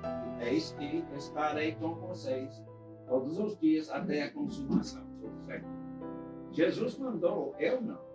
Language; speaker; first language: Portuguese; non-native, fluent; English